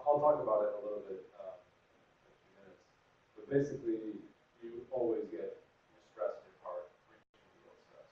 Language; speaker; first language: English; native; English